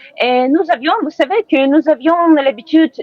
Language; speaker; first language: French; non-native, learner; Ukrainian